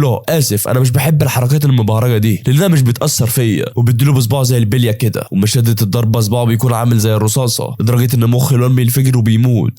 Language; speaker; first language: Arabic; native; Arabic